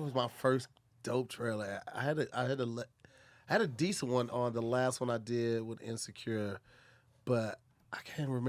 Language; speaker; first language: English; native; English